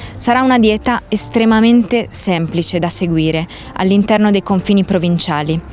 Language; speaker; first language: Italian; native; Italian